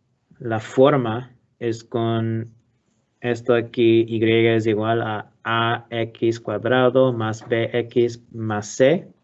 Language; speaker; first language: Spanish; non-native, learner; English